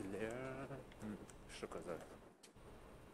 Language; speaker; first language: Russian; non-native, learner; English